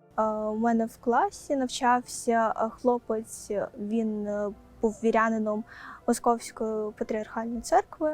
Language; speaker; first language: Ukrainian; non-native, local second language; Crimean Tatar